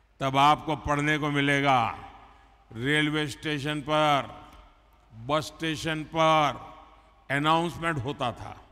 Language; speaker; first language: Hindi; non-native, local second language; Gujarati